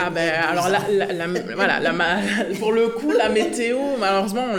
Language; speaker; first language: French; native; French